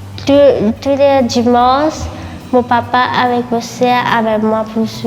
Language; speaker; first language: French; non-native, learner; Morisyen